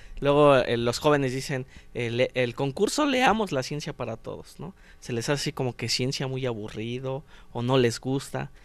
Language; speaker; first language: Spanish; native; Spanish